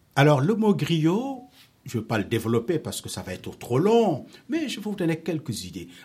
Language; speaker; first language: French; non-native, local second language; Wolof